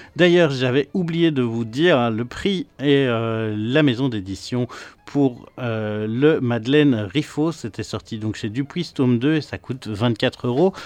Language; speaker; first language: French; native; French